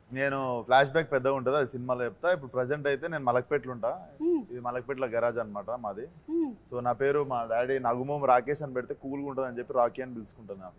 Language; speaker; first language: Telugu; native; Telugu